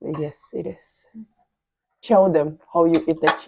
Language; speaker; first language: English; non-native, learner; Indonesian